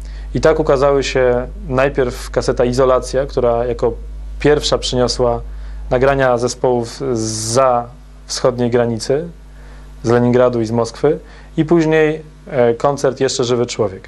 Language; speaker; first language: Polish; native; Polish